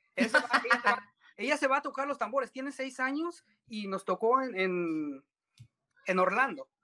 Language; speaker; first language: Spanish; native; Spanish